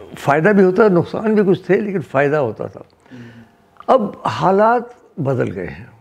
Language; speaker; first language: Hindi; non-native, local second language; Dogri